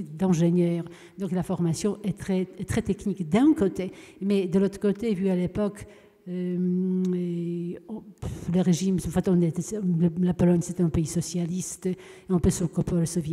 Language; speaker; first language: French; non-native, fluent; Polish